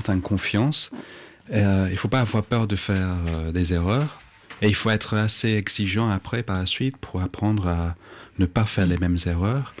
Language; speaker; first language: French; non-native, fluent; English